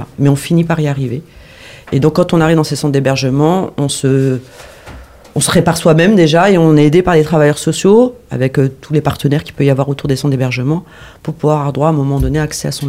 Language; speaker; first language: French; native; French